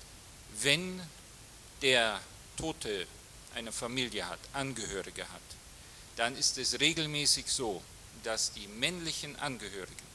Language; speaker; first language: German; native; German